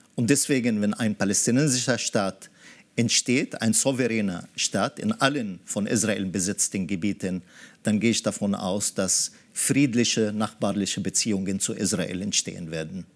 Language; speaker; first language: German; early bilingual, other home language; Arabic